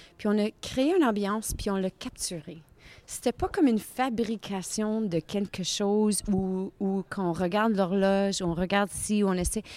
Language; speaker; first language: French; native; French